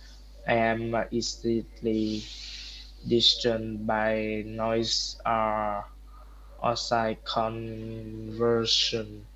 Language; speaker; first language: English; non-native, learner; Vietnamese